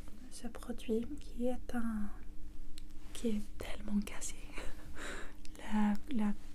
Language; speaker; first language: French; non-native, learner; English